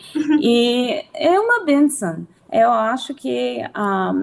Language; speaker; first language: Portuguese; non-native, fluent; English